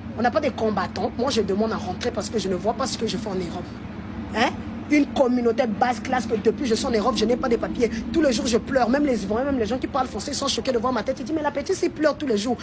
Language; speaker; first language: French; non-native, local second language; Lingala